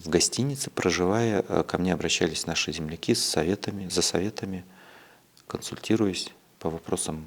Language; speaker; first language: Russian; native; Russian